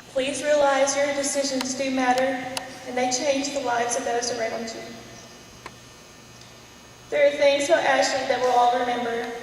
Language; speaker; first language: English; native; English